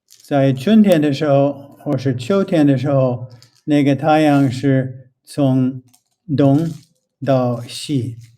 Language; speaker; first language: Chinese; non-native, fluent; English